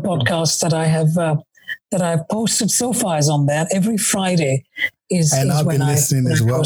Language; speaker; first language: English; non-native, local second language; Malayalam